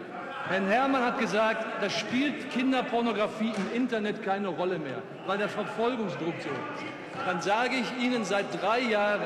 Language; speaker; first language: German; native; German